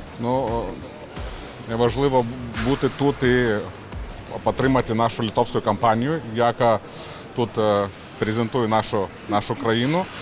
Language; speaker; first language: Ukrainian; non-native, learner; Lithuanian